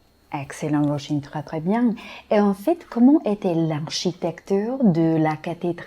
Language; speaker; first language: French; non-native, fluent; English